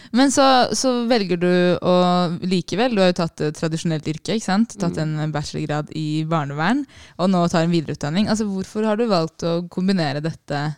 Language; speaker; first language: Norwegian; early bilingual, other home language; Arabic